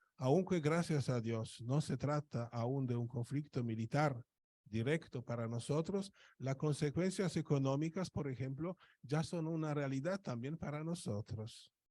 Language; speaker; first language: Spanish; non-native, fluent; Polish